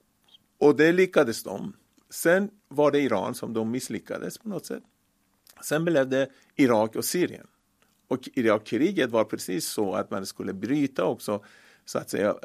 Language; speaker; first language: Swedish; non-native, fluent; Persian